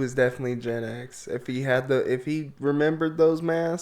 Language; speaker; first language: English; native; English